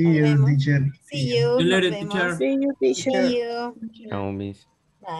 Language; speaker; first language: English; non-native, fluent; Spanish